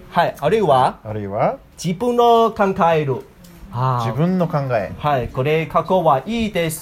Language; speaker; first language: Japanese; non-native, learner; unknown